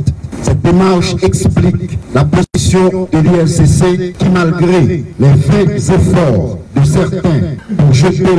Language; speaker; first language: French; non-native, local second language; Haitian Creole